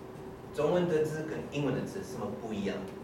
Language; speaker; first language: Chinese; non-native, fluent; English